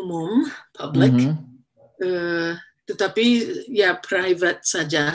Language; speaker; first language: Indonesian; non-native, fluent; English